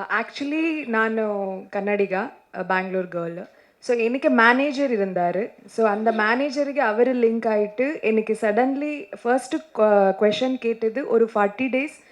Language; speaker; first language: Tamil; non-native, learner; Kannada